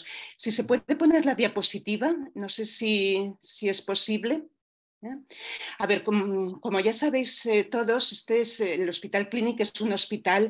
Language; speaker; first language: Spanish; native; Spanish